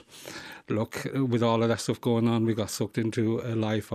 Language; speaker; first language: English; native; English